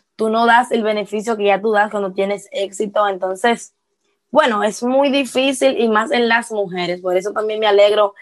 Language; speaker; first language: Spanish; native; Spanish